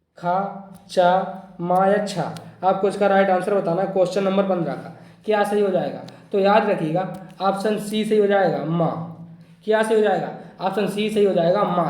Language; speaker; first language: Hindi; native; Hindi